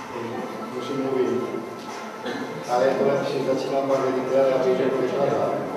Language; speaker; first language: Czech; non-native, learner; Italian